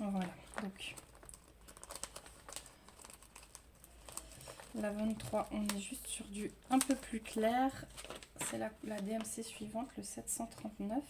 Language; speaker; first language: French; native; French